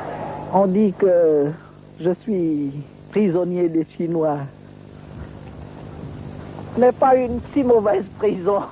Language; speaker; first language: French; non-native, local second language; Khmer